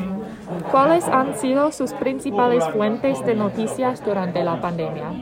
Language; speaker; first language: Spanish; non-native, learner; English